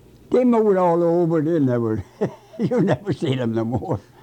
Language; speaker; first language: English; non-native, fluent; Swedish